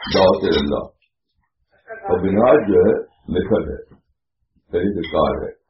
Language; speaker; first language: Urdu; native; Urdu